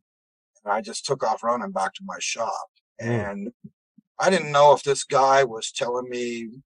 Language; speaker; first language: English; native; English